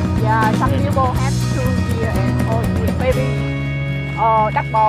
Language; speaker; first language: English; non-native, learner; Vietnamese